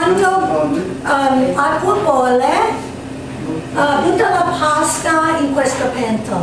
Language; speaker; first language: Italian; non-native, learner; English